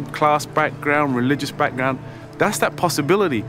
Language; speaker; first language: English; native; English